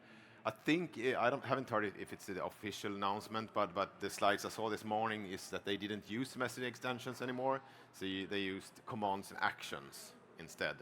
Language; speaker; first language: English; non-native, fluent; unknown